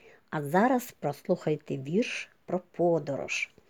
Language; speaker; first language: Ukrainian; native; Ukrainian